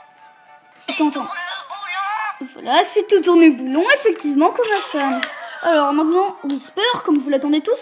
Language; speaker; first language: French; native; French